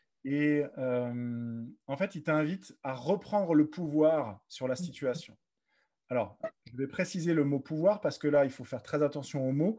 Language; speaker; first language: French; native; French